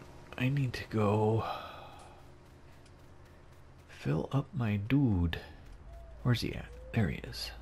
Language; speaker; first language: English; native; English